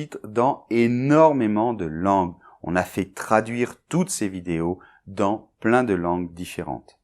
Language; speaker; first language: French; native; French